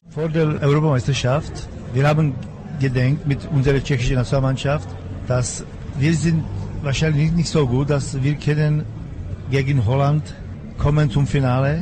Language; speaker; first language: German; non-native, learner; Czech